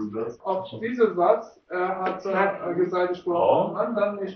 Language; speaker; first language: German; non-native, learner; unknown